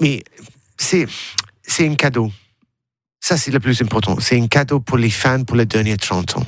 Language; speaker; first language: French; non-native, learner; English